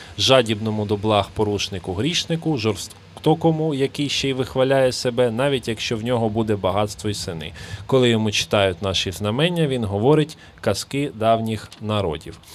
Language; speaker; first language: Ukrainian; native; Ukrainian